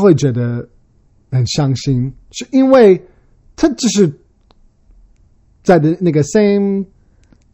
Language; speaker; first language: Chinese; early bilingual, heritage; Chinese